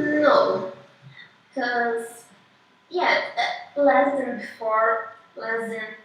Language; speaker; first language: English; non-native, learner; Portuguese